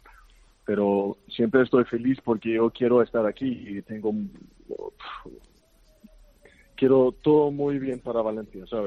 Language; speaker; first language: Spanish; non-native, fluent; Icelandic